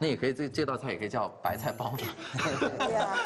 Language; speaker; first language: Chinese; native; Chinese